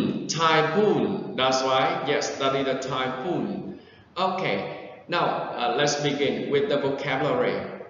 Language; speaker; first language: English; non-native, fluent; Vietnamese